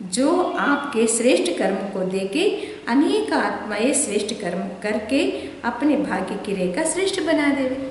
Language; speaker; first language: Hindi; non-native, local second language; Telugu